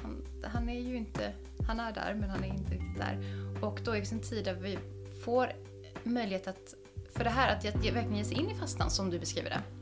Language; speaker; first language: Swedish; native; Swedish